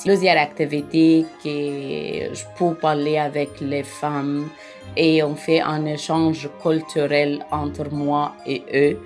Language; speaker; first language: French; non-native, learner; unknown